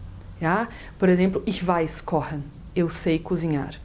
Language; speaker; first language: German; non-native, fluent; Portuguese